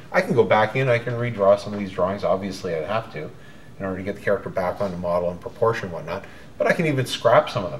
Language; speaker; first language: English; native; English